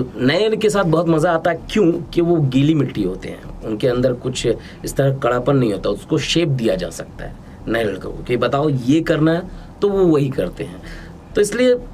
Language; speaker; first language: Hindi; native; Hindi